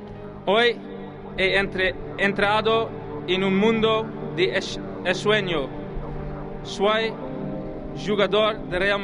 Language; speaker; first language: Spanish; non-native, learner; Dutch